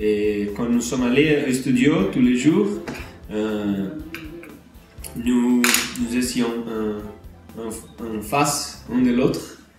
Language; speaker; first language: French; non-native, learner; Portuguese